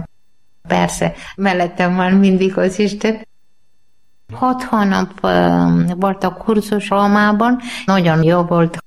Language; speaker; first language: Hungarian; non-native, learner; Malayalam